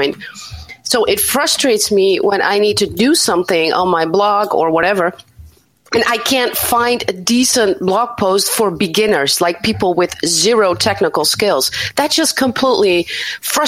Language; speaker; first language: English; non-native, fluent; Dutch